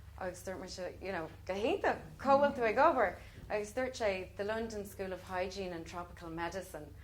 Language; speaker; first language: Irish; non-native, local second language; English